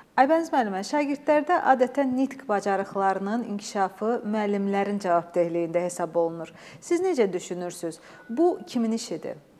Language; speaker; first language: Azerbaijani; native; Azerbaijani